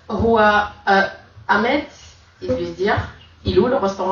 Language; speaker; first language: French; non-native, fluent; Arabic